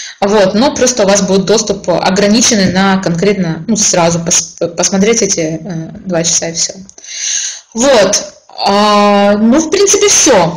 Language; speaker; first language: Russian; native; Russian